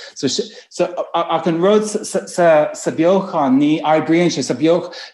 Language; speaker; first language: Irish; non-native, local second language; English